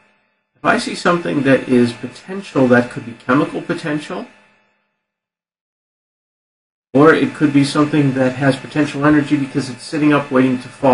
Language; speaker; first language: English; native; English